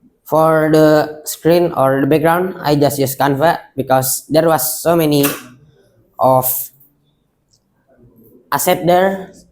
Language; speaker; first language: English; non-native, local second language; Indonesian